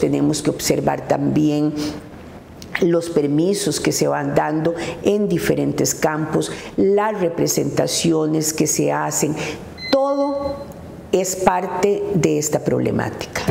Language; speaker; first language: Spanish; native; Spanish